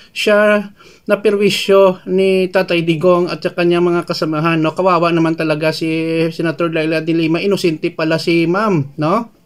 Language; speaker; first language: Filipino; non-native, local second language; Hiligaynon